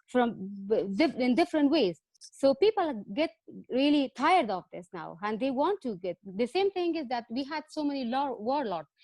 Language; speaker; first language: English; non-native, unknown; Persian